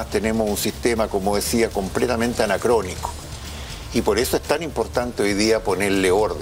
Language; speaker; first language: Spanish; native; Spanish